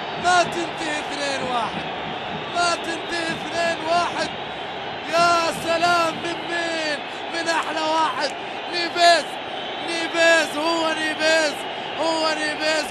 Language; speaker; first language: Arabic; native; Arabic